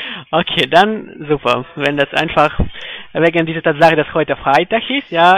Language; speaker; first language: German; non-native, fluent; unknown